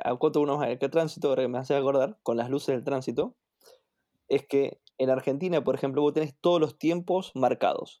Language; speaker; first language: Spanish; native; Spanish